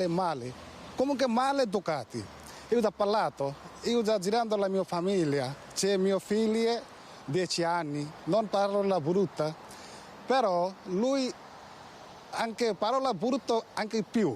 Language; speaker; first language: Italian; non-native, learner; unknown